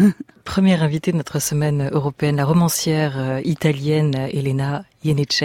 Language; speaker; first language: French; native; French